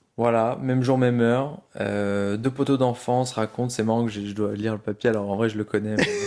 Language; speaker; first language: French; native; French